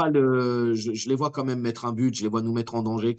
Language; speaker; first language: French; native; French